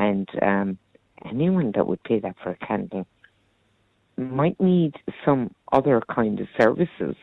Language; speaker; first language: English; native; English